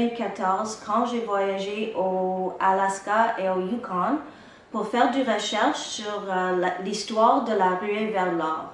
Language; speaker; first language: French; non-native, local second language; English